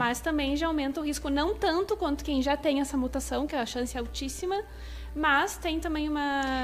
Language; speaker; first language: Portuguese; native; Portuguese